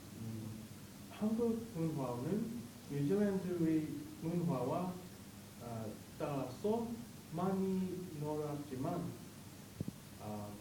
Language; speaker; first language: Korean; non-native, learner; English